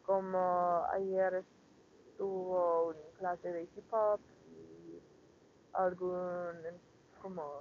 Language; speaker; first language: Spanish; non-native, learner; English